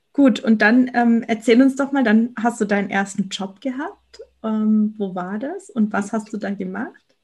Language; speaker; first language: German; native; German